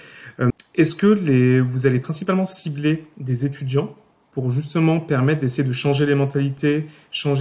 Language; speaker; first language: French; native; French